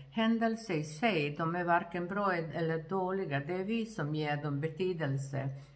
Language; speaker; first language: Swedish; non-native, fluent; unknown